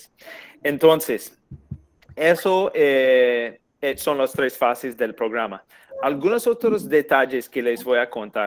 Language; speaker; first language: Spanish; non-native, fluent; English